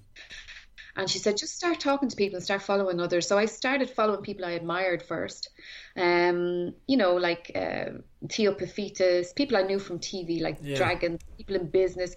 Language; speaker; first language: English; native; English